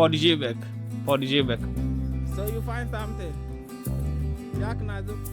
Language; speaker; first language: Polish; non-native, learner; English